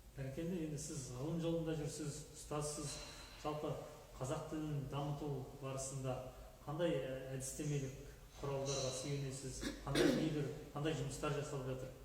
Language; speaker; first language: Kazakh; native; Kazakh